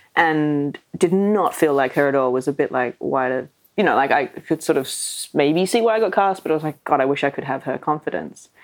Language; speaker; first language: English; native; English